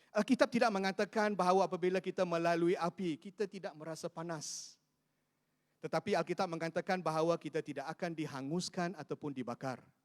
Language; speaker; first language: Malay; non-native, local second language; Chinese